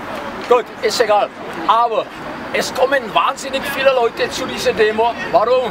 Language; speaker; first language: German; non-native, fluent; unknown